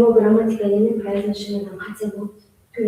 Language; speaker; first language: Russian; non-native, local second language; Kazakh